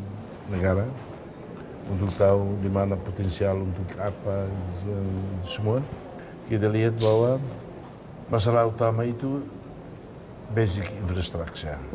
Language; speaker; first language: Indonesian; non-native, fluent; Tetum